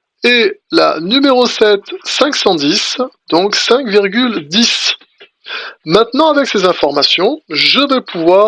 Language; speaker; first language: French; native; French